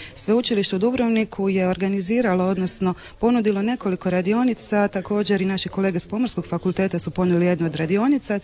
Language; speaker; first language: Croatian; native; Croatian